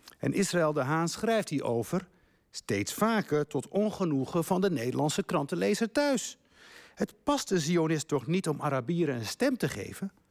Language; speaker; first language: Dutch; early bilingual, other home language; Riffian